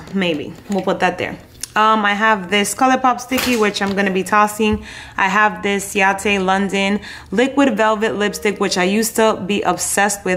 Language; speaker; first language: English; native; English